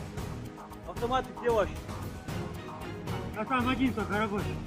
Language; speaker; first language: Russian; native; Russian